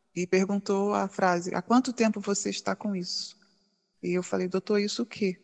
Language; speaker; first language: Portuguese; native; Portuguese